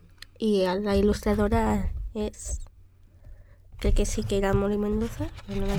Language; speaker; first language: Catalan; non-native, local second language; Spanish